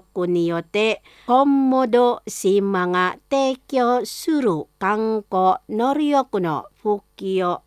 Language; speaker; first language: Japanese; non-native, fluent; Indonesian